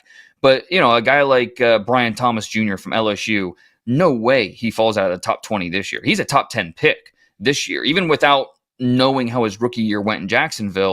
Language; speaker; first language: English; native; English